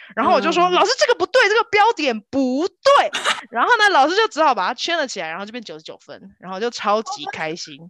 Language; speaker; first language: Chinese; native; Chinese